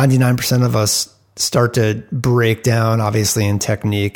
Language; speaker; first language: English; native; English